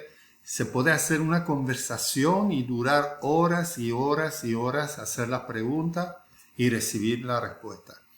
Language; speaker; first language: Spanish; non-native, fluent; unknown